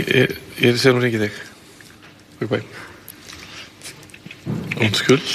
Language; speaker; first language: Danish; non-native, fluent; Icelandic